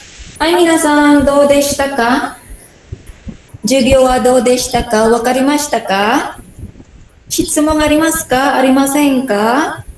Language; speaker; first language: Japanese; non-native, fluent; Filipino